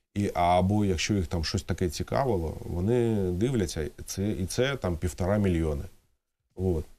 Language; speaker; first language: Ukrainian; native; Ukrainian